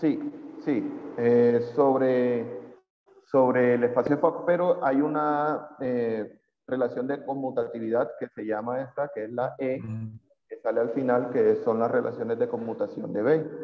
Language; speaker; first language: Spanish; native; Spanish